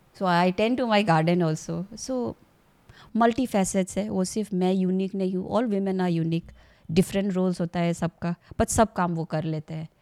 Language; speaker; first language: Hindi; non-native, local second language; Assamese